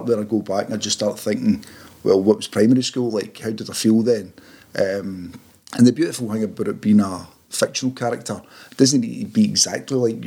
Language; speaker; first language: English; native; English